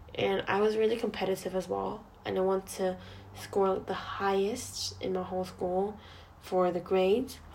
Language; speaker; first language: English; non-native, local second language; Cantonese